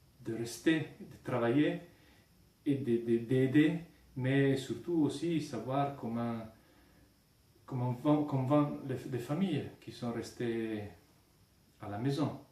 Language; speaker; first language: French; non-native, fluent; Italian